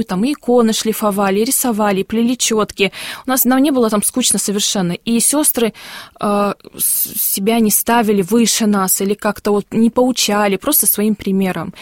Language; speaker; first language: Russian; early bilingual, heritage; Russian